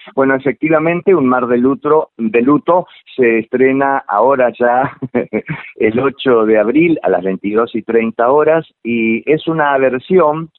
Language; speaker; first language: Spanish; native; Spanish